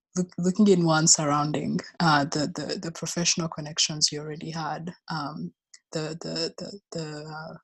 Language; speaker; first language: English; non-native, local second language; Kinyarwanda